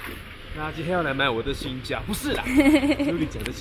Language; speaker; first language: Chinese; native; Chinese